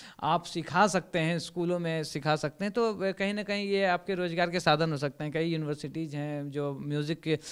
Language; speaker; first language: Hindi; native; Hindi